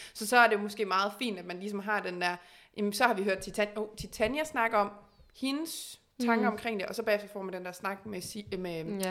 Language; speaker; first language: Danish; native; Danish